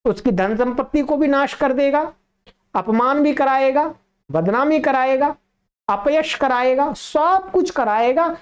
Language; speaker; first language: Hindi; native; Hindi